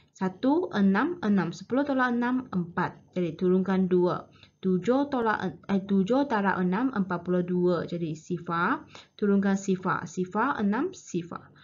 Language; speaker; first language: Malay; native; Malay